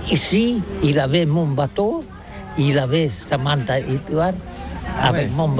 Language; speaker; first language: French; non-native, learner; Catalan